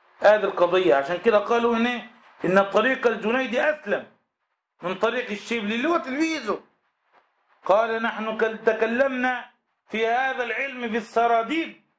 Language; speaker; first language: Arabic; native; Arabic